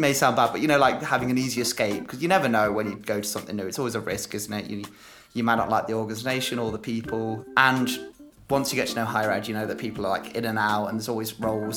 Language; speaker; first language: English; native; English